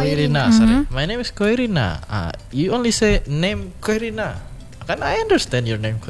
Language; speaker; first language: English; non-native, fluent; Indonesian